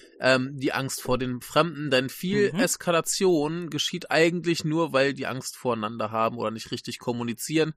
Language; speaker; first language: German; native; German